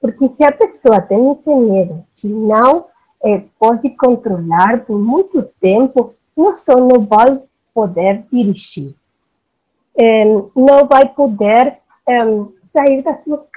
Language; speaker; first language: Portuguese; non-native, learner; Spanish